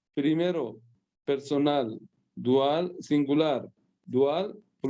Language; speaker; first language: Spanish; non-native, fluent; Persian